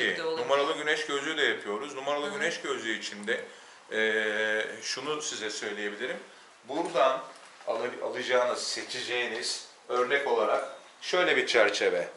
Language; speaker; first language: Turkish; native; Turkish